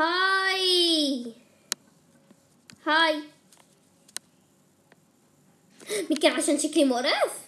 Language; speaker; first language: Arabic; native; Arabic